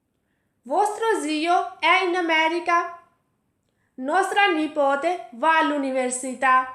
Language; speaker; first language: Italian; non-native, fluent; Urdu